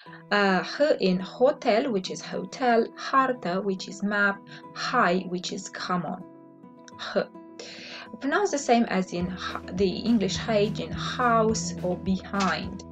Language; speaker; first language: English; non-native, fluent; Romanian